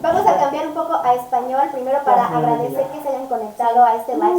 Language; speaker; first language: Spanish; native; Spanish